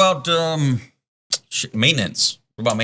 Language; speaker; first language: English; native; English